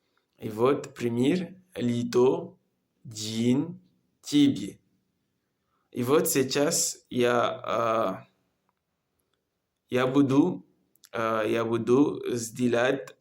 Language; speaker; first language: Russian; non-native, learner; Comorian